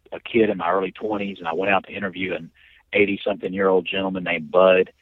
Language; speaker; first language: English; native; English